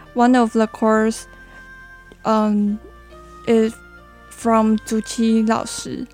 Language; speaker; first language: English; non-native, learner; Chinese